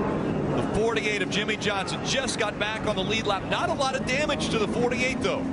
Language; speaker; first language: English; native; English